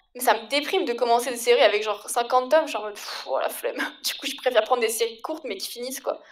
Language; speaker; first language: French; native; French